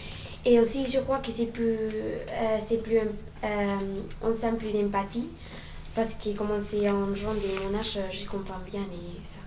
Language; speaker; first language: French; non-native, learner; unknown